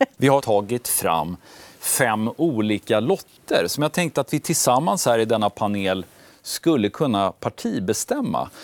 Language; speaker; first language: Swedish; native; Swedish